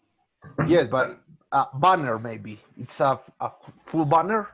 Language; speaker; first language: English; non-native, learner; Spanish